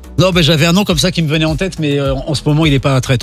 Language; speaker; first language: French; native; French